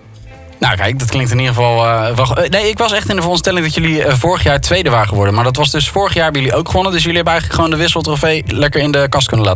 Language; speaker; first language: Dutch; native; Dutch